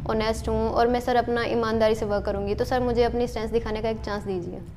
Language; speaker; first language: Hindi; native; Hindi